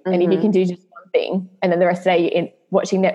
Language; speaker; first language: English; native; English